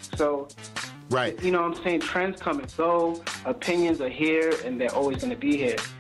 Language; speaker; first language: English; native; English